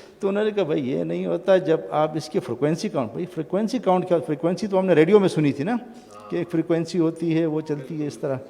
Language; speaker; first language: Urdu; non-native, local second language; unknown